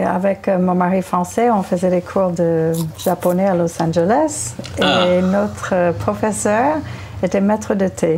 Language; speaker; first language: French; non-native, fluent; English